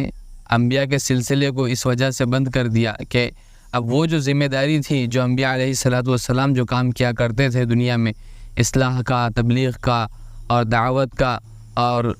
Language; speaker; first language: Urdu; native; Urdu